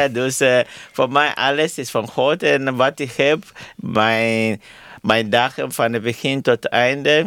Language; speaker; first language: Dutch; non-native, learner; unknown